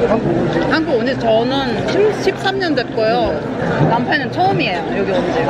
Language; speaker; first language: Korean; early bilingual, heritage; Korean